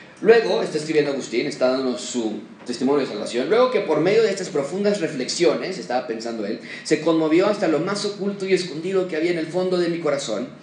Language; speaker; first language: Spanish; native; Spanish